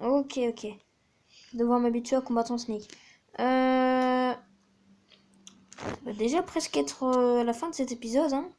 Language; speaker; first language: French; native; French